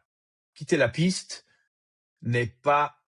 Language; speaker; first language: French; native; French